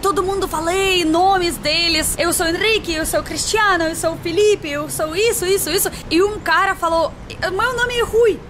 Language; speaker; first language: Portuguese; non-native, fluent; Russian